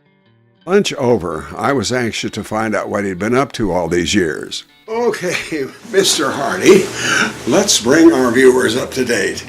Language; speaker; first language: English; native; English